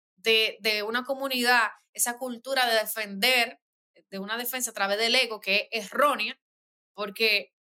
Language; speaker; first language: Spanish; native; Spanish